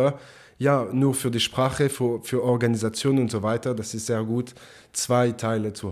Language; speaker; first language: German; non-native, local second language; French